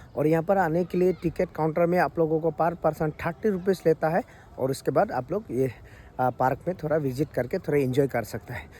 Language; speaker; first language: Hindi; non-native, local second language; Assamese